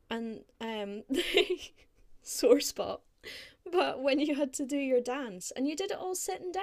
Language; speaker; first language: English; native; English